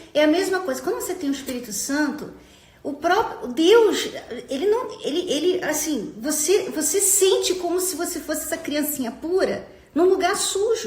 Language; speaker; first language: Portuguese; early bilingual, heritage; Portuguese